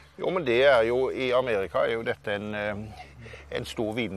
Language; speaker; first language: Norwegian; native; Norwegian